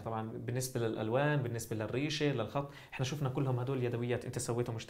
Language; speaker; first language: Arabic; native; Arabic